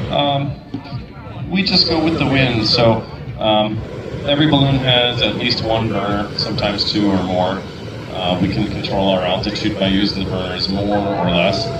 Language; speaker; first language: English; native; English